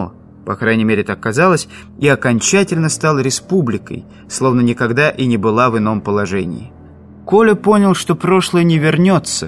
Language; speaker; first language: Russian; native; Russian